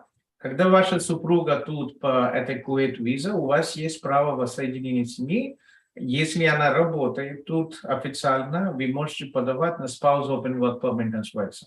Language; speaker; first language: Russian; non-native, fluent; Telugu